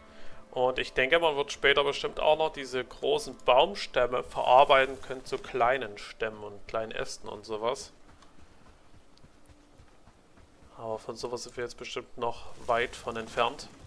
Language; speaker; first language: German; native; German